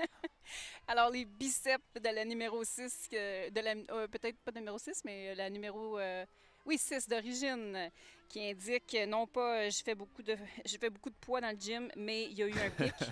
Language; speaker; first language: French; native; French